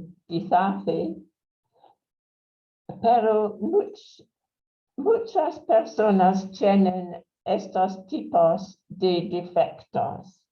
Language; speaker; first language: Spanish; non-native, fluent; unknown